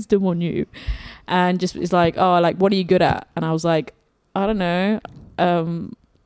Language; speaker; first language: English; native; English